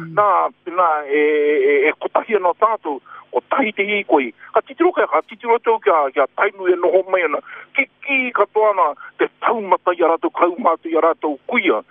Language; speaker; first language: Māori; native; Māori